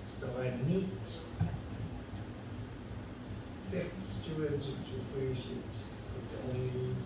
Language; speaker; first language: English; non-native, learner; Chinese